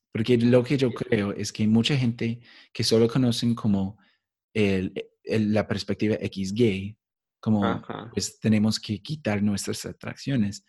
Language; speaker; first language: Spanish; non-native, fluent; English